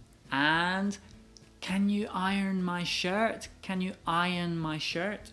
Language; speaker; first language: English; native; English